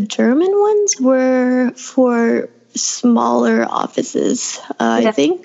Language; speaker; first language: English; native; English